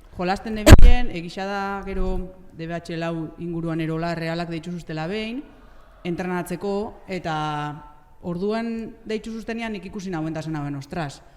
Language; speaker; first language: Basque; native; Basque